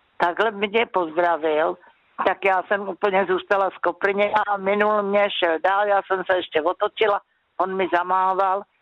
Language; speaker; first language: Czech; native; Czech